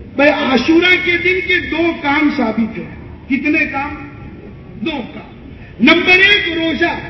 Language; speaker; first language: Urdu; non-native, local second language; Gujarati